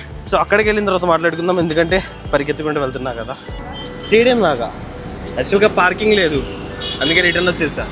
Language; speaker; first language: Telugu; native; Telugu